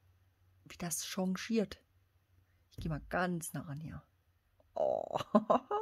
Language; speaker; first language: German; native; German